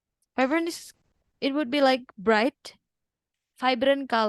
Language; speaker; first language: English; non-native, fluent; Indonesian